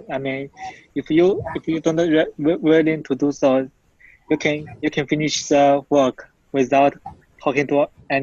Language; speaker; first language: English; non-native, fluent; Chinese